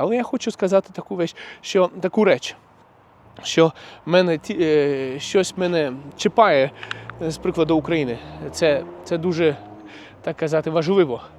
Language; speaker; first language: Ukrainian; non-native, local second language; Russian